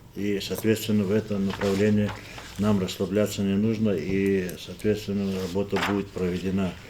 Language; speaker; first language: Russian; non-native, local second language; Lezghian